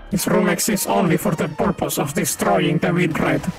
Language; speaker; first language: English; non-native, fluent; Spanish